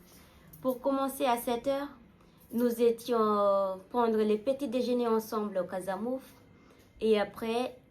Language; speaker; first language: French; non-native, learner; Malagasy